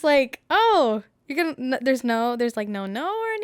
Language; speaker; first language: English; native; English